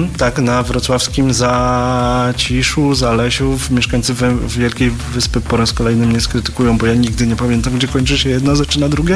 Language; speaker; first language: Polish; native; Polish